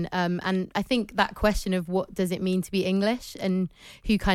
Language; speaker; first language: English; native; English